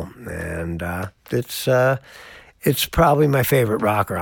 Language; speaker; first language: English; native; English